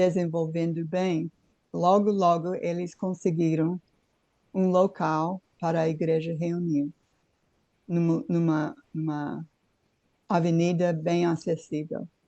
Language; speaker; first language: Portuguese; non-native, fluent; English